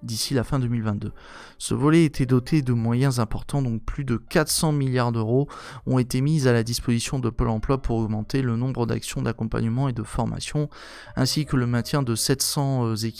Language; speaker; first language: French; native; French